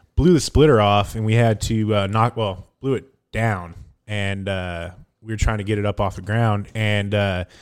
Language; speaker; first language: English; native; English